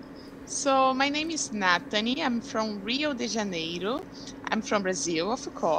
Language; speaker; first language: English; non-native, fluent; Portuguese